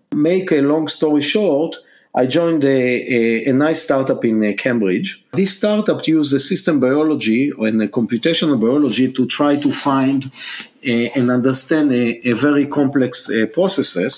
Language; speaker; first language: English; non-native, fluent; Hebrew